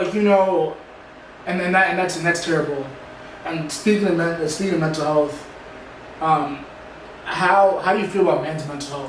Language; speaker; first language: English; native; English